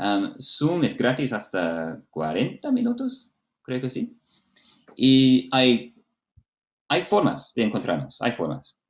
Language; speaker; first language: Spanish; non-native, fluent; Portuguese